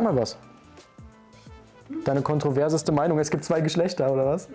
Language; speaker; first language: German; native; German